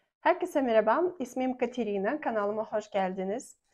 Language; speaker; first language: Turkish; non-native, fluent; Russian